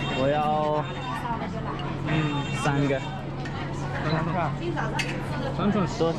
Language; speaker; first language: Chinese; non-native, learner; Thai